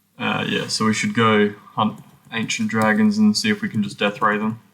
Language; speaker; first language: English; native; English